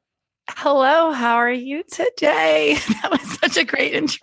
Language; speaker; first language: English; native; English